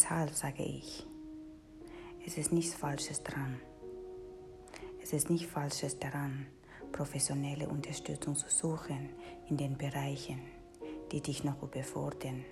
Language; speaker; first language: German; non-native, fluent; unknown